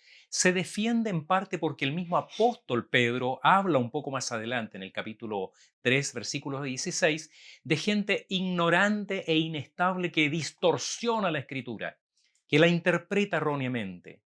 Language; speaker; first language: Spanish; native; Spanish